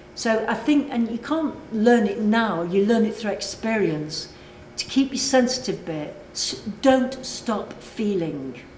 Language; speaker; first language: English; native; English